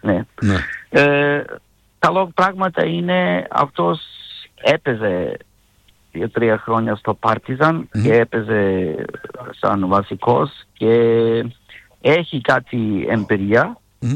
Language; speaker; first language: Greek; non-native, learner; Serbian